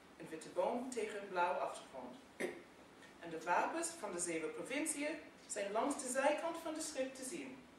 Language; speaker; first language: Dutch; non-native, fluent; English